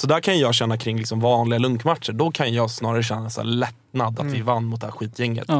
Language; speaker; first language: Swedish; native; Swedish